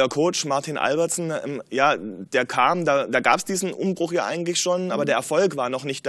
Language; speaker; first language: German; native; German